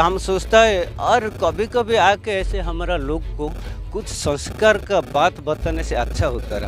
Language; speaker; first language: Hindi; non-native, local second language; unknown